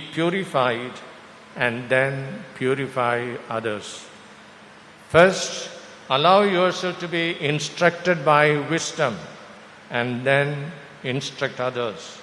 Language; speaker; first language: English; non-native, local second language; Malayalam